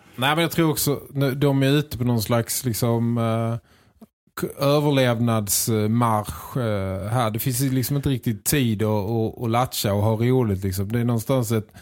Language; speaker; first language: Swedish; native; Swedish